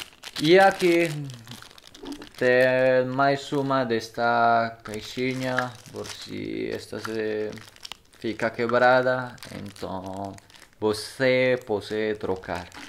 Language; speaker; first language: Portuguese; non-native, learner; Spanish